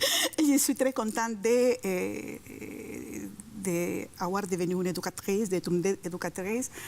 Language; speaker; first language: French; non-native, fluent; Spanish